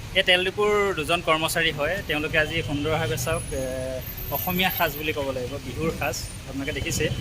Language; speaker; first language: Assamese; native; Assamese